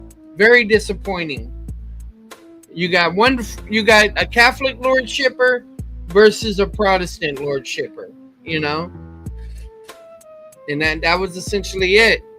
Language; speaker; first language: English; native; English